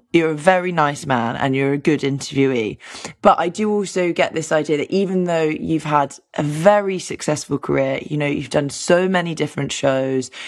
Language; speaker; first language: English; native; English